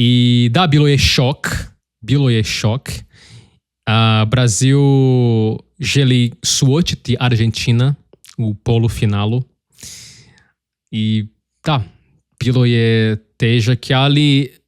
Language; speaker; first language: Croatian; non-native, learner; Portuguese